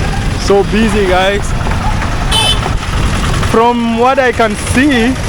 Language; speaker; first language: English; non-native, fluent; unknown